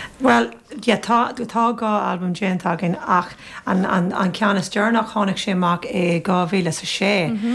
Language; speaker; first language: Irish; non-native, local second language; English